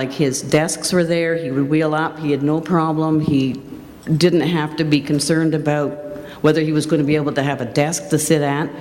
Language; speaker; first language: English; native; English